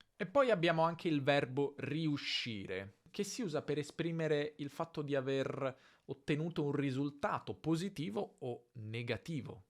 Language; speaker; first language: Italian; native; Italian